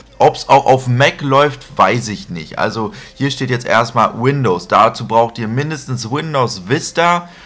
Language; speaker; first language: German; native; German